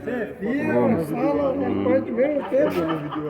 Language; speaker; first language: Portuguese; native; Portuguese